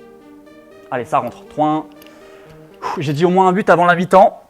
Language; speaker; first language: French; native; French